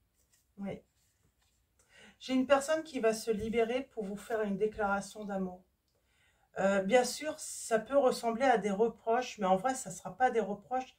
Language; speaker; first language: French; native; French